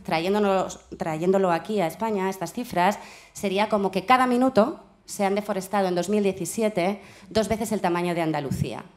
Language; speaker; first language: Spanish; native; Spanish